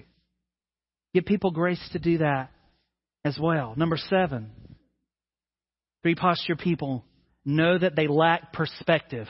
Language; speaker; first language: English; native; English